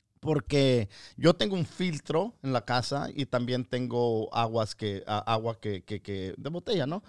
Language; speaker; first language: Spanish; early bilingual, other home language; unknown